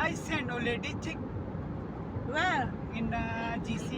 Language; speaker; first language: English; non-native, learner; Hiligaynon